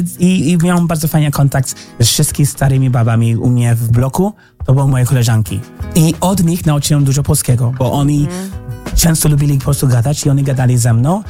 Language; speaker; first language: Polish; non-native, learner; English